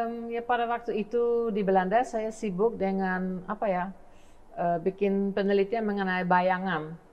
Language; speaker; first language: Indonesian; non-native, fluent; Dutch